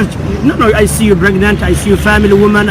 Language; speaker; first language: English; non-native, fluent; Somali